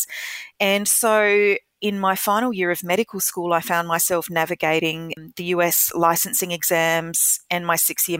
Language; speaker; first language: English; native; English